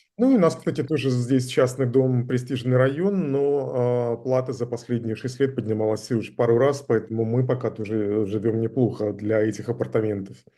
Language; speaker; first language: Russian; native; Russian